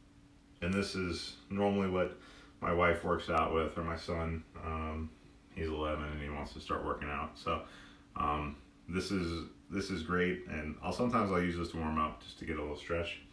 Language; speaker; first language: English; native; English